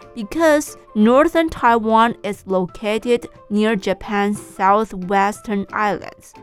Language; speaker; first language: English; non-native, fluent; Chinese